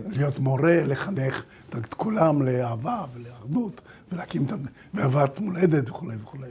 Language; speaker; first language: Hebrew; early bilingual, other home language; Bulgarian